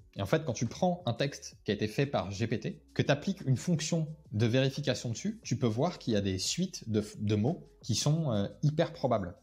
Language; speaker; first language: French; native; French